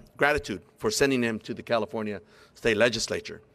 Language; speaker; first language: English; early bilingual, other home language; Spanish